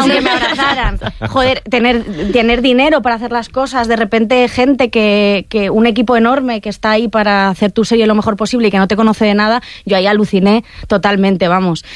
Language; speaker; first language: Spanish; native; Spanish